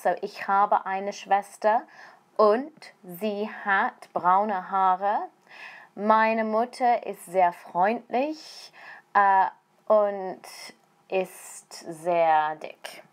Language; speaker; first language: German; non-native, fluent; English